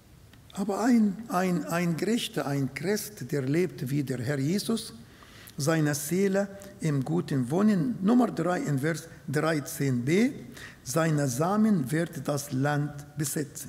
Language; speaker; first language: German; non-native, fluent; Arabic